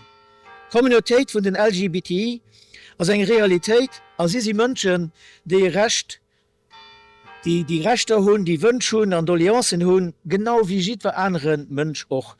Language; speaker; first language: German; non-native, local second language; Luxembourgish